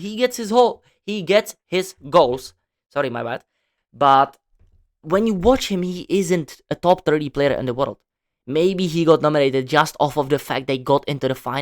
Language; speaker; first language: English; non-native, fluent; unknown